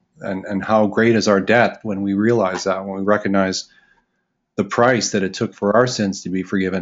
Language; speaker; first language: English; native; English